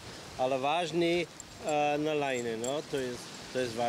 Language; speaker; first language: Ukrainian; non-native, learner; Polish